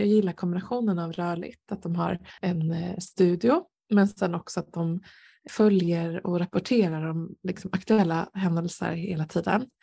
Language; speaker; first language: Swedish; native; Swedish